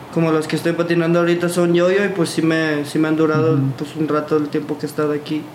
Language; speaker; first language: Spanish; early bilingual, other home language; English